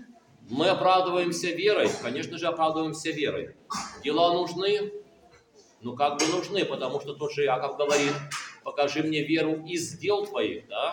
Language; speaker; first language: Russian; native; Russian